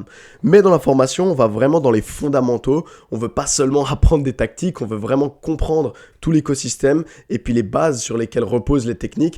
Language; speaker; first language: French; native; French